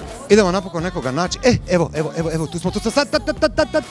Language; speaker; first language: Croatian; native; Croatian